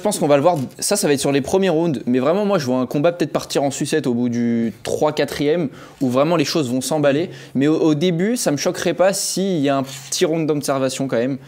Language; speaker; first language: French; native; French